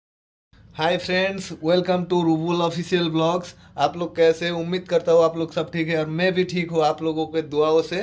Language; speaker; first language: Hindi; non-native, local second language; Assamese